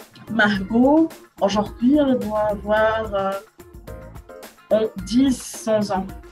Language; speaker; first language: French; non-native, fluent; Portuguese